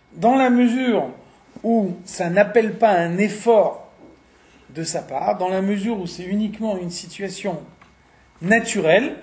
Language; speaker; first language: French; native; French